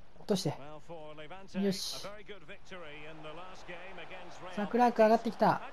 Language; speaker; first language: Japanese; native; Japanese